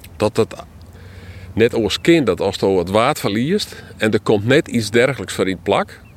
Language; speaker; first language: Dutch; non-native, local second language; Western Frisian